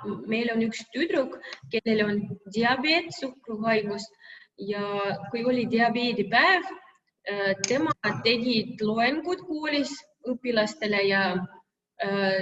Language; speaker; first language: Estonian; non-native, local second language; Russian